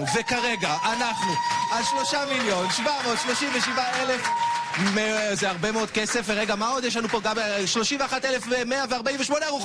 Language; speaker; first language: Hebrew; native; Hebrew